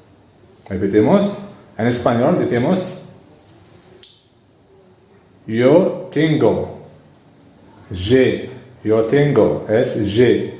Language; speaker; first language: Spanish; non-native, fluent; Arabic